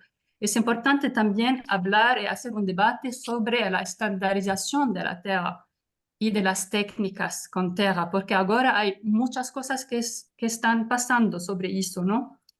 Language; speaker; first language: Spanish; non-native, fluent; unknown